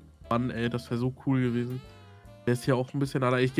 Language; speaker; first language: German; native; German